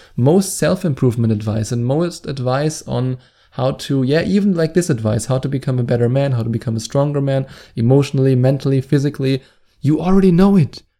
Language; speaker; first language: English; non-native, fluent; German